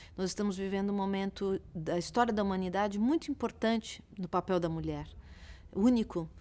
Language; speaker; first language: Portuguese; native; Portuguese